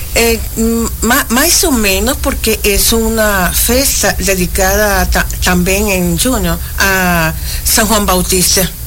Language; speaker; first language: Portuguese; non-native, learner; Spanish